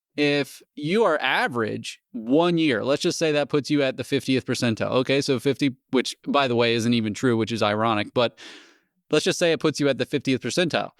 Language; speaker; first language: English; native; English